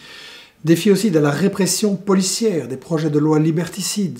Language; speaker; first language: French; native; French